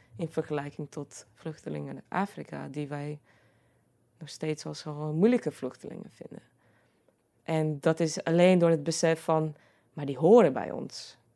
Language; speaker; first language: Dutch; non-native, fluent; Croatian